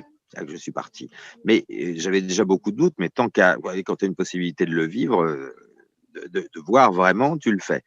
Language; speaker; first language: French; native; French